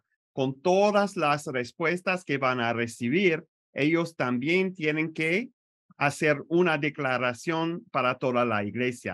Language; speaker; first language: Spanish; non-native, fluent; French